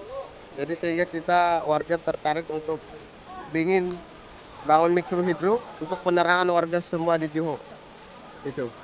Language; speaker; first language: Indonesian; non-native, local second language; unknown